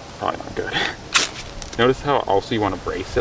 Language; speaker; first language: English; native; English